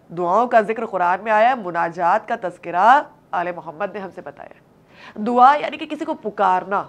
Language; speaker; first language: Hindi; native; Hindi